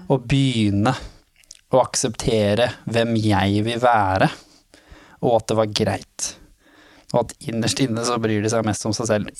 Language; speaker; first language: Norwegian; early bilingual, other home language; Somali